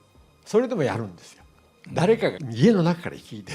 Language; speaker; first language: Japanese; native; Japanese